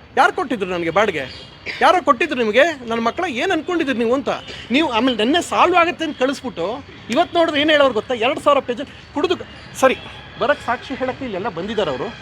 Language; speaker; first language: Kannada; native; Kannada